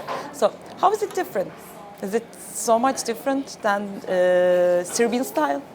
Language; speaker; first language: English; non-native, fluent; Turkish